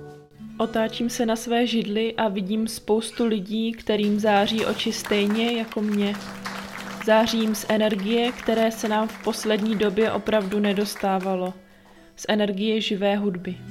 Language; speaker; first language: Czech; native; Czech